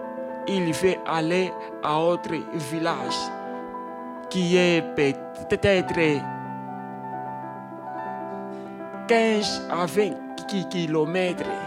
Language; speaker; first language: French; non-native, learner; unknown